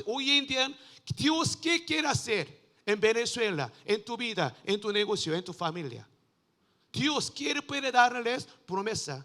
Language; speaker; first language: Spanish; non-native, learner; Korean